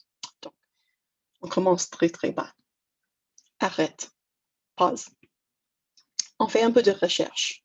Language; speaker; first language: French; non-native, fluent; English